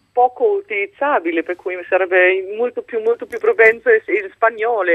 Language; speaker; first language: Italian; non-native, fluent; German